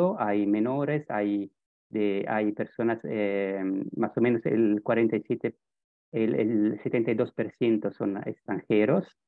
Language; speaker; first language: Spanish; non-native, fluent; Italian